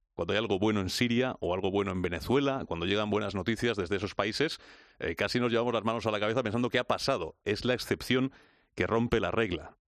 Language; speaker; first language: Spanish; native; Spanish